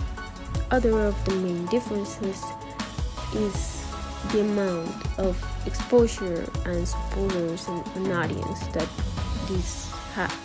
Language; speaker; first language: English; non-native, fluent; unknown